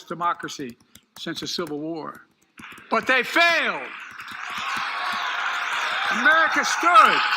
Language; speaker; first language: English; native; English